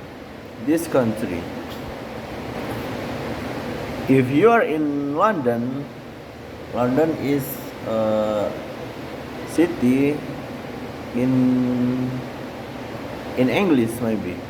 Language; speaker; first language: English; non-native, learner; Indonesian